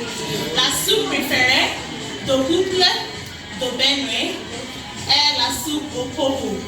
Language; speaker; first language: French; non-native, learner; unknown